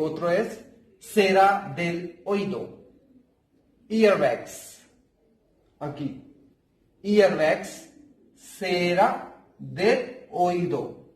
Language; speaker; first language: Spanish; non-native, fluent; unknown